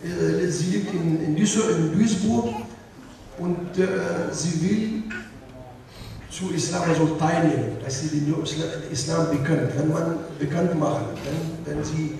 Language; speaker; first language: German; non-native, learner; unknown